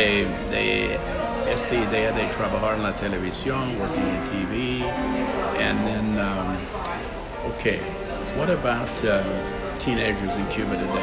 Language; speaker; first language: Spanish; non-native, fluent; English